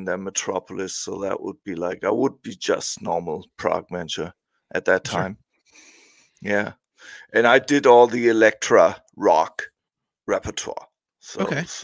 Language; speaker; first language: English; non-native, fluent; German